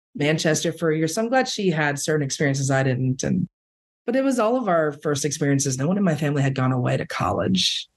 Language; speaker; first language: English; early bilingual, other home language; Spanish